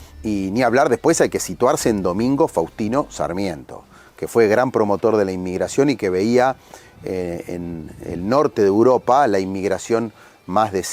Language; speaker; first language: Spanish; native; Spanish